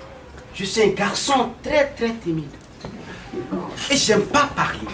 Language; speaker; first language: French; non-native, local second language; Bambara